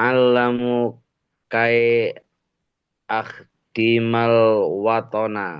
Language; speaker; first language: Arabic; non-native, learner; Indonesian